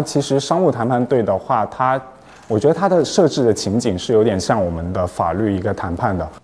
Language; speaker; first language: Chinese; native; Chinese